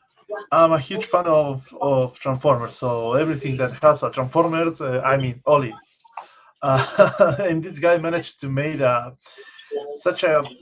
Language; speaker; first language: English; non-native, fluent; Spanish